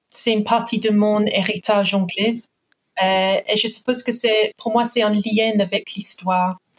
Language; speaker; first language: French; non-native, fluent; English